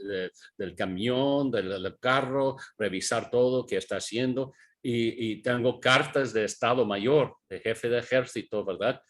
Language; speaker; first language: Spanish; non-native, fluent; English